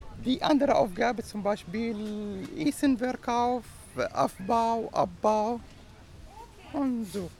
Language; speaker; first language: German; non-native, learner; Arabic